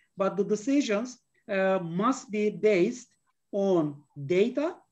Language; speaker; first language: English; non-native, fluent; Turkish